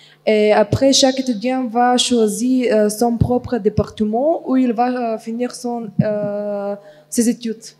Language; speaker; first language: French; non-native, fluent; Bulgarian